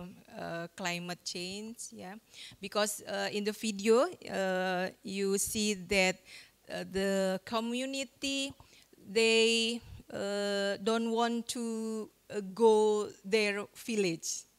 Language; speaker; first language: English; non-native, fluent; Indonesian